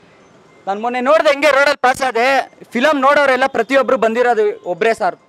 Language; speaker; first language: Kannada; native; Kannada